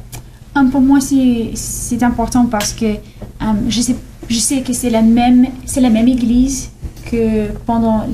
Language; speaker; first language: French; non-native, learner; English